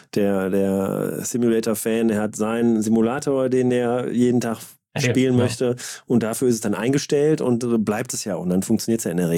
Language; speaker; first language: German; native; German